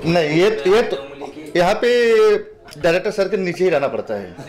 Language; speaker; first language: Hindi; native; Hindi